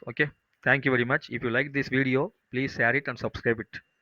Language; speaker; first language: English; non-native, local second language; Tamil